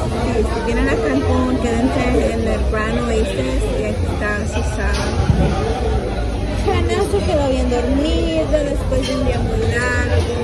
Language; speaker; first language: Spanish; early bilingual, heritage; Spanish